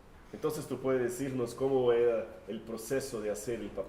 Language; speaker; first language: Spanish; non-native, learner; Portuguese